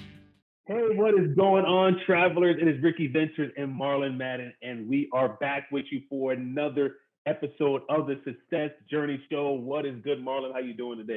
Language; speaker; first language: English; native; English